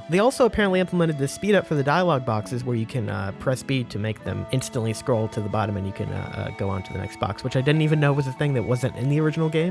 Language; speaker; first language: English; native; English